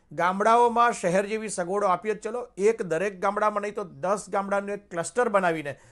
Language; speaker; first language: Gujarati; native; Gujarati